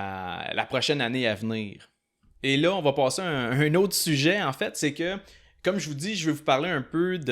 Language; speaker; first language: French; native; French